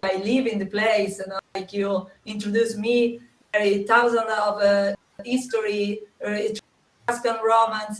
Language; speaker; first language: English; non-native, learner; Italian